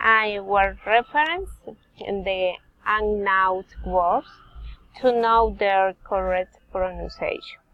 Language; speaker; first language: English; non-native, learner; Spanish